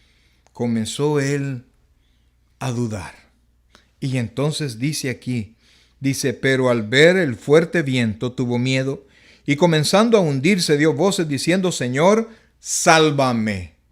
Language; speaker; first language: Spanish; native; Spanish